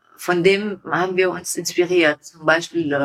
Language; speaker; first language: German; non-native, learner; Persian